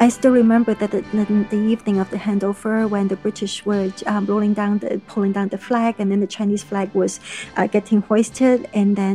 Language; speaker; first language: English; non-native, local second language; Cantonese